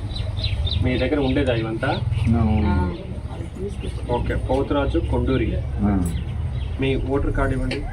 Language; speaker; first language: Telugu; native; Telugu